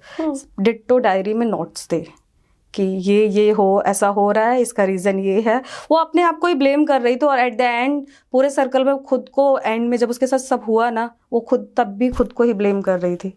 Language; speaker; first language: Hindi; native; Hindi